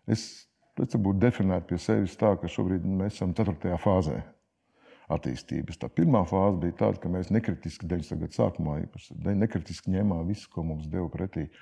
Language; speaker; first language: Latvian; native; Latvian